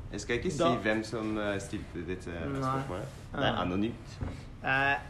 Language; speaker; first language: Norwegian; non-native, fluent; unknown